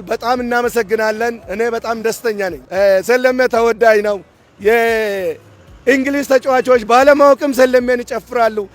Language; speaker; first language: Amharic; non-native, local second language; Hadiyya